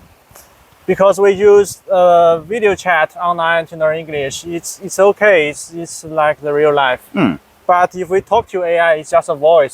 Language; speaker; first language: English; non-native, fluent; Chinese